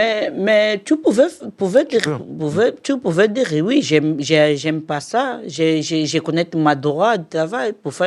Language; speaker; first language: French; non-native, learner; Portuguese